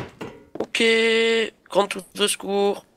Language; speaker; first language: French; native; French